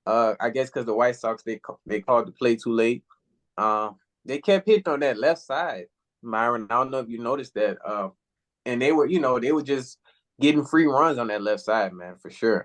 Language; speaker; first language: English; native; English